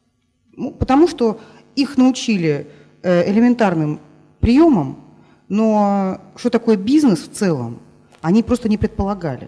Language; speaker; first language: Russian; native; Russian